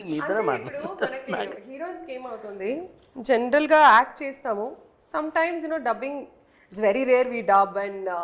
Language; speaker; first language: Telugu; non-native, fluent; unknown